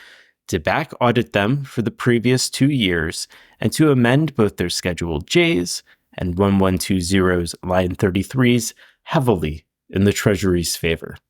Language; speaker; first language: English; native; English